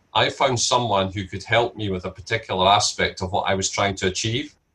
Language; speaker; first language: English; native; English